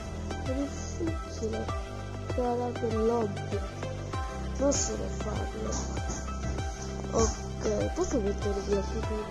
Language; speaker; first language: Italian; early bilingual, other home language; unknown